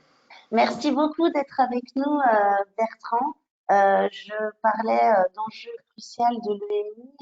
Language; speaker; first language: French; native; French